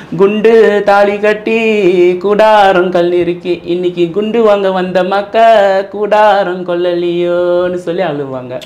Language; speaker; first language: Tamil; non-native, local second language; Min Nan Chinese